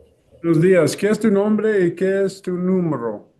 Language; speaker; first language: Spanish; early bilingual, heritage; English